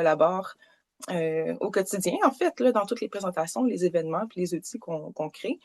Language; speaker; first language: French; native; French